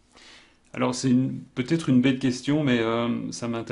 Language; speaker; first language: French; native; French